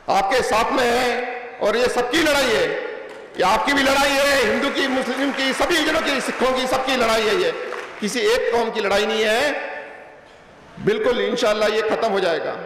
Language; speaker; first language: Hindi; non-native, local second language; Punjabi